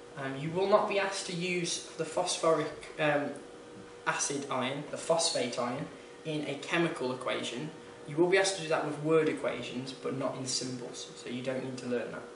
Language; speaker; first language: English; native; English